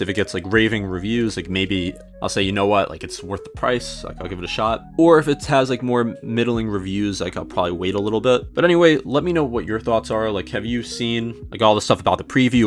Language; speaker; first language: English; native; English